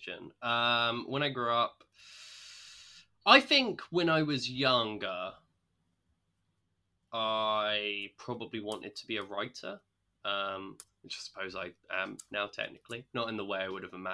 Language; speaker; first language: English; native; English